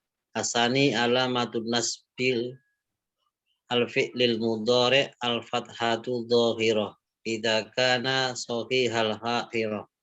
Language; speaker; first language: Arabic; non-native, learner; Indonesian